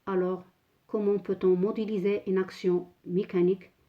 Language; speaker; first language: French; non-native, local second language; Arabic